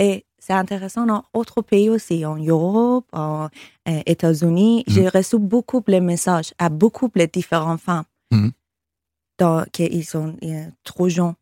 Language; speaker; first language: French; non-native, learner; Persian